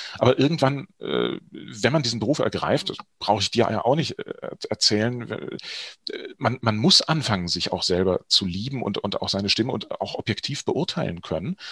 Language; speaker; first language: German; native; German